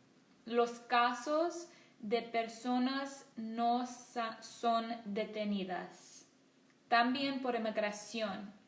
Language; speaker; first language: Spanish; non-native, learner; English